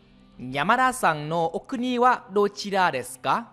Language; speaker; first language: Japanese; non-native, fluent; Vietnamese